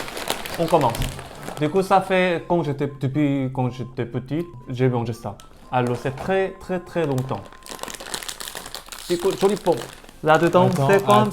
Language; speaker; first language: French; non-native, learner; Korean